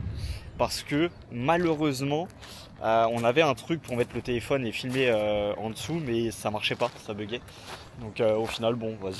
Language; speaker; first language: French; native; French